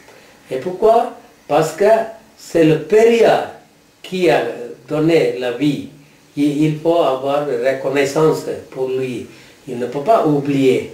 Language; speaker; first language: French; non-native, learner; Tamil